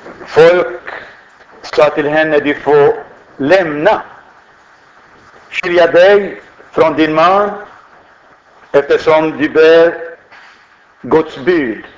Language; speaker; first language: Swedish; non-native, fluent; Arabic